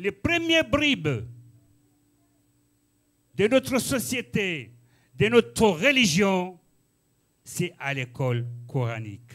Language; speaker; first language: French; non-native, local second language; Ngazidja Comorian